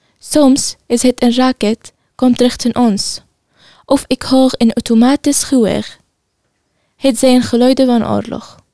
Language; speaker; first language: Dutch; non-native, learner; Arabic